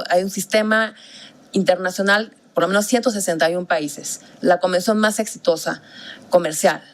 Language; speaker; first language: Spanish; native; Spanish